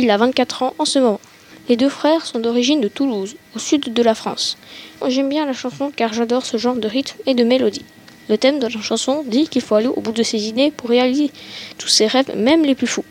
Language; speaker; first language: French; native; French